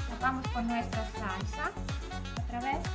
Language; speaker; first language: Spanish; non-native, learner; Polish